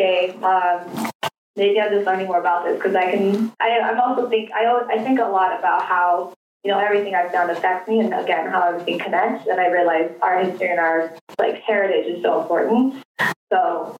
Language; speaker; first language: English; native; English